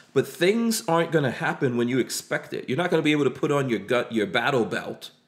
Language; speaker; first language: English; native; English